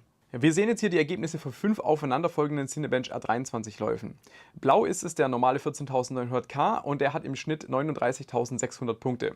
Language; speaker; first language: German; native; German